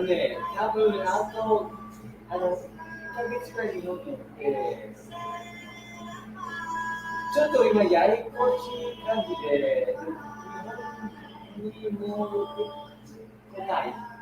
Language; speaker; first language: Japanese; non-native, learner; English